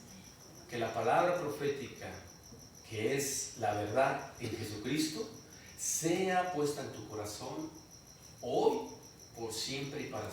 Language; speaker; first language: Spanish; native; Spanish